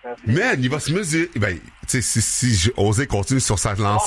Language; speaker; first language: French; native; French